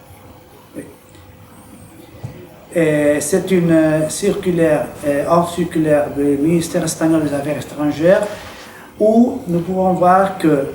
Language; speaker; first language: French; non-native, fluent; Spanish